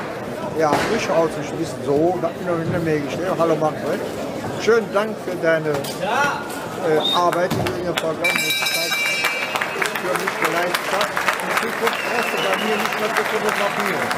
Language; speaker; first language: German; native; German